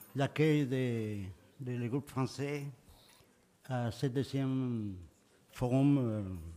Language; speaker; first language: French; non-native, fluent; Spanish